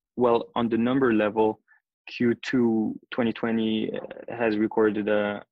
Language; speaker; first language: English; non-native, fluent; French